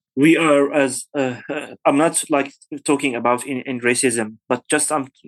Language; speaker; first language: English; non-native, fluent; Arabic